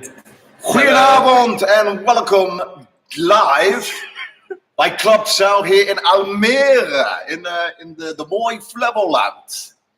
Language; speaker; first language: Dutch; non-native, learner; English